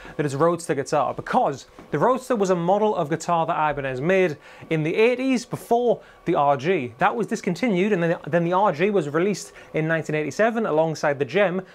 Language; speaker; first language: English; native; English